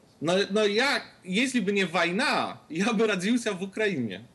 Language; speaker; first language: Russian; non-native, fluent; Polish